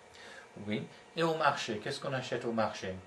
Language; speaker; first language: French; non-native, fluent; English